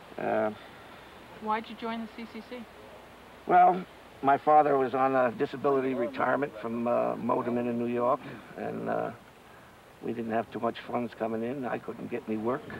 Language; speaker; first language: English; native; English